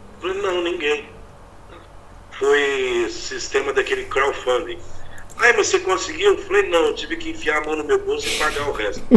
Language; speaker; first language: Portuguese; native; Portuguese